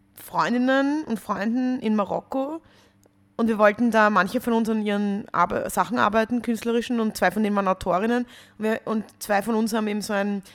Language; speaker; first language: German; native; German